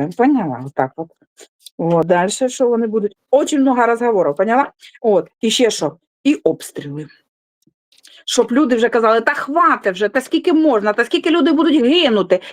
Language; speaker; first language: Ukrainian; non-native, local second language; Russian